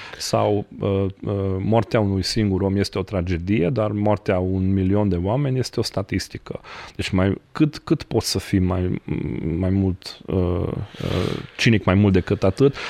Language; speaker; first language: Romanian; non-native, local second language; Hungarian